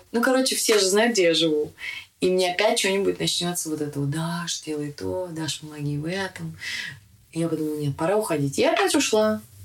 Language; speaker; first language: Russian; native; Russian